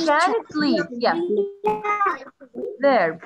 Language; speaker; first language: English; non-native, learner; Arabic